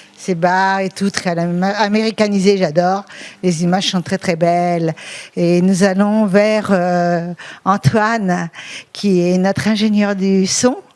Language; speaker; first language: French; native; French